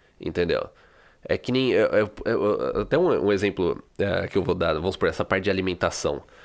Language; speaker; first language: Portuguese; native; Portuguese